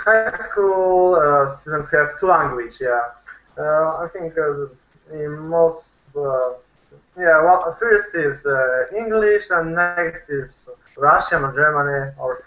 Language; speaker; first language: English; non-native, learner; Polish